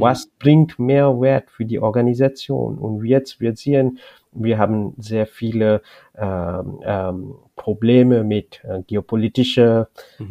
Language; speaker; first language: German; non-native, learner; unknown